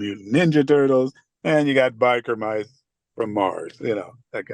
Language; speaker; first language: English; native; English